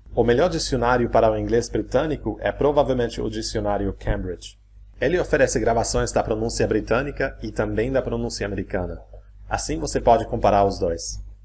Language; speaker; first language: Portuguese; non-native, fluent; German